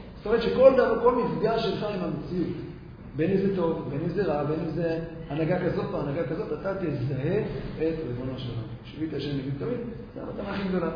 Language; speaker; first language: Hebrew; native; Hebrew